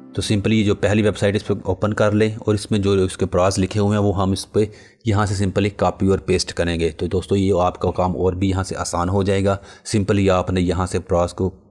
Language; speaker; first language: Urdu; non-native, local second language; Punjabi